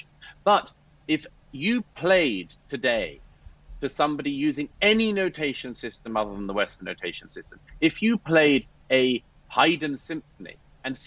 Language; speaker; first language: English; native; English